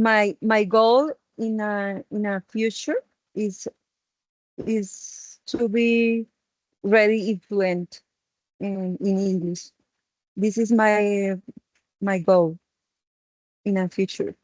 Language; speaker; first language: English; non-native, learner; Spanish